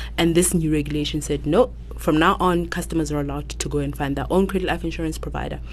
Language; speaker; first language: English; non-native, local second language; Southern Sotho